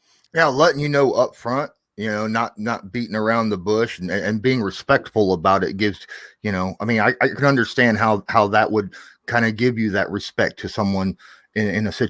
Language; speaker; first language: English; native; English